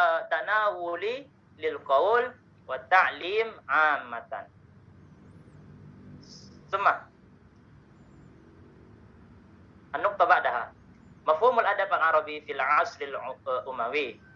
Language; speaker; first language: Arabic; non-native, learner; Indonesian